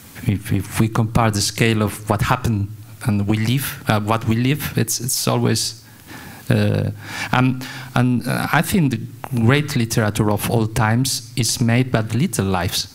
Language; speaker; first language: English; non-native, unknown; Spanish